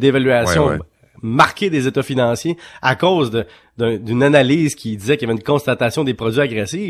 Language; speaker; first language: French; native; French